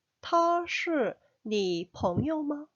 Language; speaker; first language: Chinese; non-native, fluent; Korean